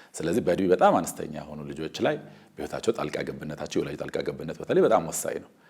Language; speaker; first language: Amharic; native; Amharic